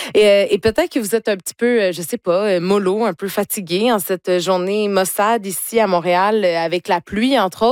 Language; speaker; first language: French; native; French